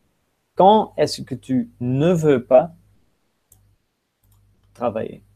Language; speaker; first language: French; non-native, fluent; Dutch